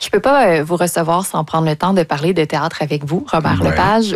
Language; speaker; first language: French; native; French